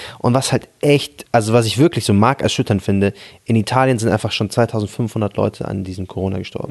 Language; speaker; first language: German; early bilingual, other home language; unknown